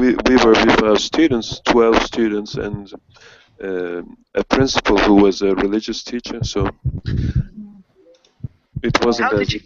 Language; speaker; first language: English; non-native, fluent; Turkish